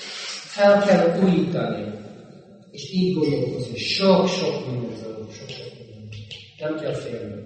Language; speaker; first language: Hungarian; non-native, fluent; English